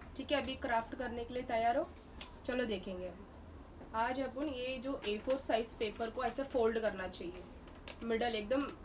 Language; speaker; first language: Hindi; non-native, local second language; Tamil